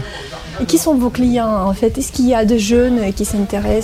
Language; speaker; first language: French; non-native, fluent; Russian